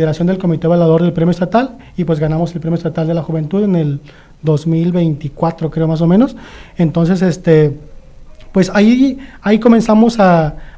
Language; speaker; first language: Spanish; non-native, local second language; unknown